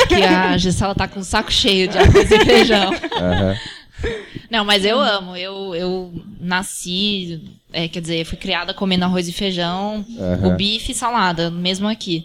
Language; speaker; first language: Portuguese; early bilingual, heritage; Portuguese